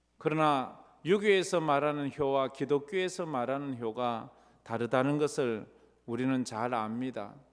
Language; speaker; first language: Korean; native; Korean